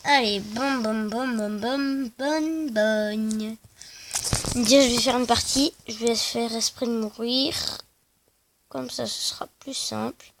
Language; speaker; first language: French; native; French